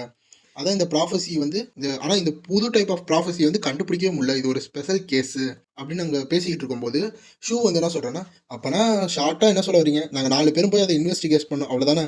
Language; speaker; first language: Tamil; native; Tamil